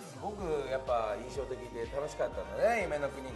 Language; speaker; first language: Japanese; native; Japanese